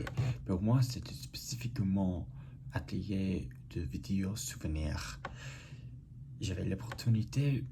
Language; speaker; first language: French; non-native, learner; English